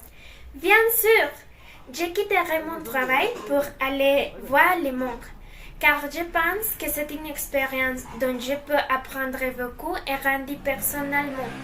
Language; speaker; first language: French; non-native, learner; Spanish